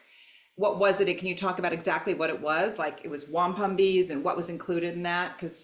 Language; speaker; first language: English; native; English